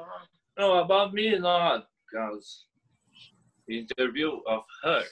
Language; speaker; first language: English; non-native, learner; Portuguese